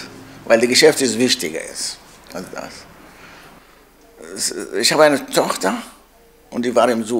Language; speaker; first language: German; non-native, learner; Arabic